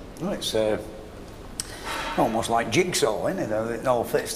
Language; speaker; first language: English; native; English